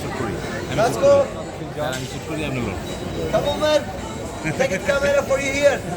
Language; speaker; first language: English; non-native, learner; Turkish